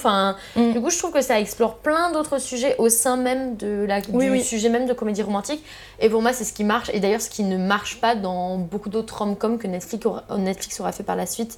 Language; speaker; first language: French; native; French